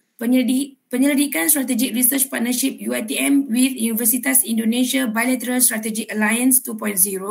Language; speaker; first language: English; non-native, local second language; Malay